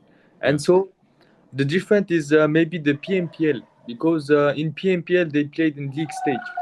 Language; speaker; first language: English; non-native, learner; Mongolian